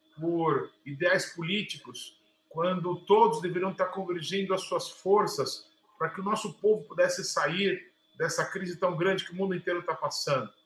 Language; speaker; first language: Portuguese; native; Portuguese